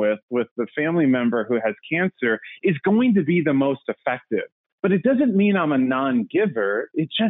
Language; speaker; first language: English; native; English